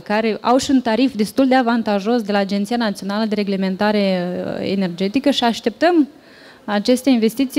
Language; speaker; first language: Romanian; native; Romanian